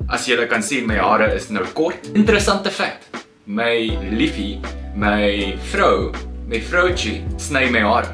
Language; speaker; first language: Afrikaans; non-native, learner; Korean